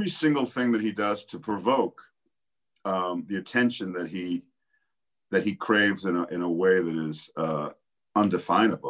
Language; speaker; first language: English; native; English